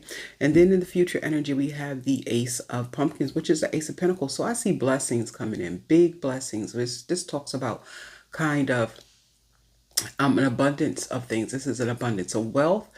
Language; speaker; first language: English; native; English